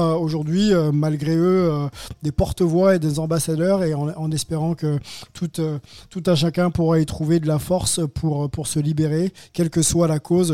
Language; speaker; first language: French; native; French